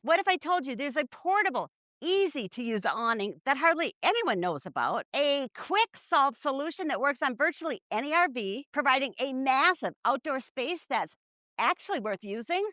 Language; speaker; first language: English; native; English